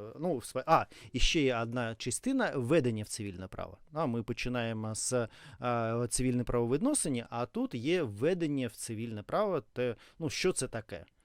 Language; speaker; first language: Ukrainian; non-native, local second language; Russian